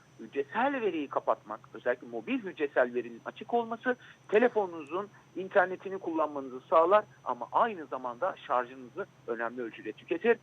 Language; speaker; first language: Turkish; native; Turkish